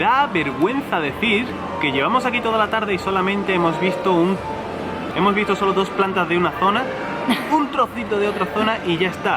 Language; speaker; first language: Spanish; native; Spanish